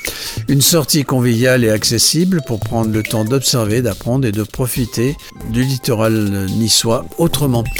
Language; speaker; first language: French; native; French